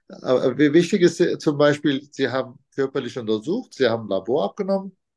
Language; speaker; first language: German; non-native, fluent; Turkish